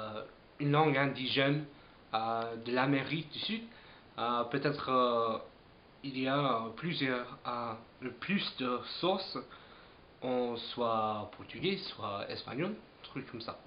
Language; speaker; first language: French; non-native, fluent; English